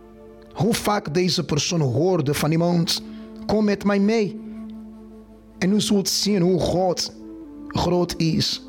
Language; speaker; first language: Dutch; non-native, fluent; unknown